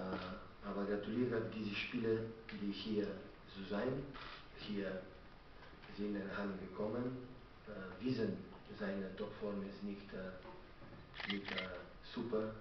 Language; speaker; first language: German; non-native, learner; Catalan